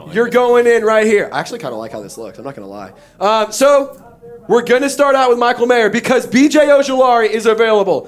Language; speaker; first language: English; native; English